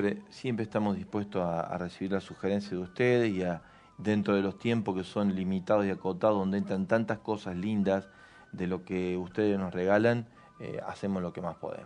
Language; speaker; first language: Spanish; native; Spanish